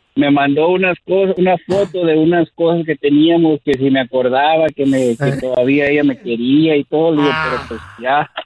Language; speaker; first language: Spanish; native; Spanish